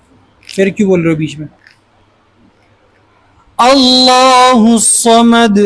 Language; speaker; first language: Hindi; native; Hindi